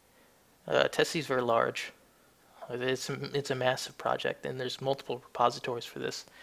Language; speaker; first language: English; native; English